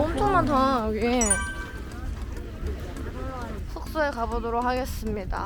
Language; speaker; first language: Korean; native; Korean